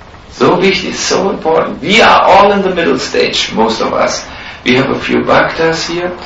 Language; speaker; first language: English; non-native, fluent; German